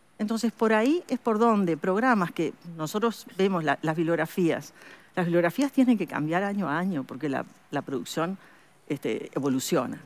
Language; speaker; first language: Spanish; native; Spanish